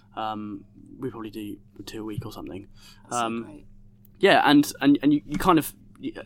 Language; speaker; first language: English; native; English